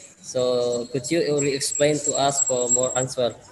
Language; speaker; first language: English; non-native, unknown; Indonesian